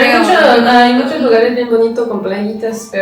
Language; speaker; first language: Spanish; non-native, fluent; French